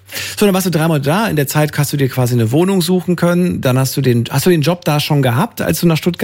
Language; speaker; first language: German; native; German